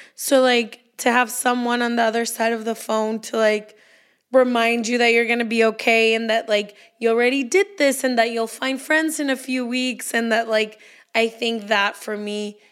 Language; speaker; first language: English; early bilingual, heritage; Spanish